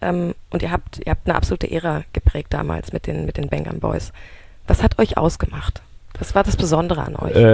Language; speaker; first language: German; native; German